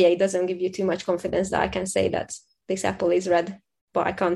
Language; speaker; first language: English; non-native, fluent; Hungarian